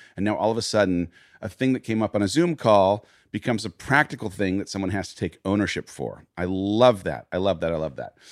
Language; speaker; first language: English; native; English